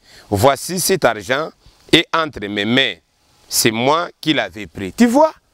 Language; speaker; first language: French; non-native, local second language; Lingala